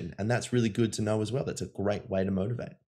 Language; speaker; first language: English; native; English